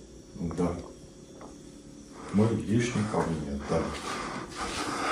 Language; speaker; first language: Russian; non-native, learner; Armenian